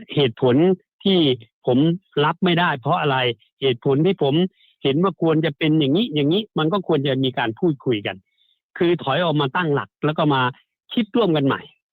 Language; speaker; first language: Thai; native; Thai